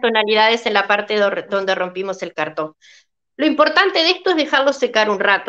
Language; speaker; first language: Spanish; native; Spanish